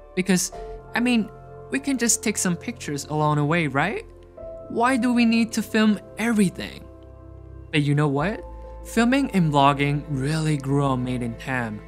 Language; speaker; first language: English; non-native, fluent; Chinese